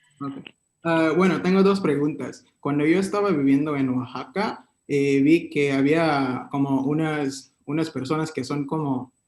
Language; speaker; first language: Spanish; non-native, learner; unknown